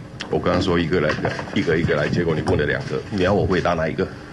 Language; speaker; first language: Chinese; native; Chinese